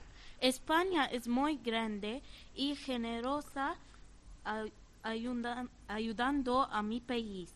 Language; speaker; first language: Spanish; non-native, learner; Arabic